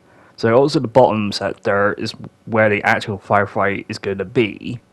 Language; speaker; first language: English; native; English